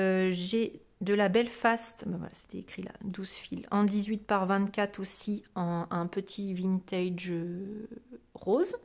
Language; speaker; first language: French; native; French